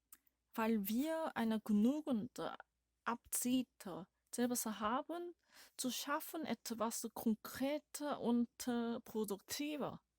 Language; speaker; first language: German; non-native, learner; Korean